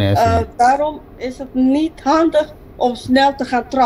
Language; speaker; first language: Dutch; non-native, local second language; Papiamento